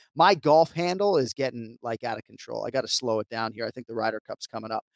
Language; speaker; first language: English; native; English